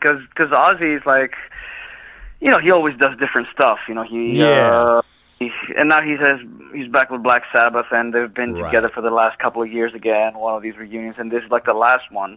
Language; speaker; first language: English; non-native, fluent; Greek